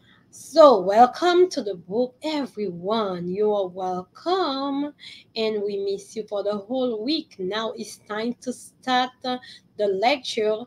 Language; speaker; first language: English; non-native, fluent; Haitian Creole